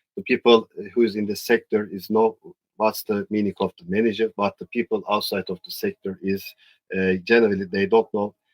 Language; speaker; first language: English; non-native, learner; Turkish